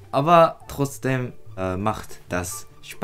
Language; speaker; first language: German; non-native, learner; Japanese